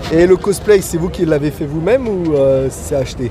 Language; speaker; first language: French; native; French